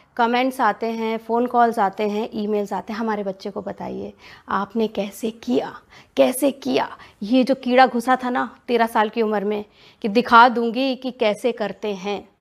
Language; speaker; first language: Hindi; native; Hindi